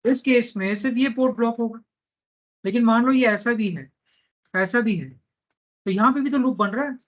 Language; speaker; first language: Hindi; non-native, local second language; Marathi